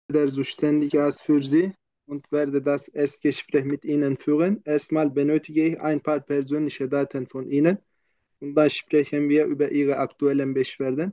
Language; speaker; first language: German; non-native, learner; Turkish